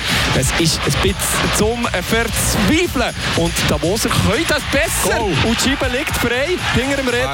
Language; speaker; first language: German; native; German